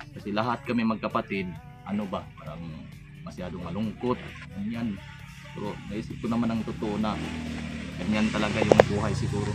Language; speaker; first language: Filipino; non-native, local second language; Cebuano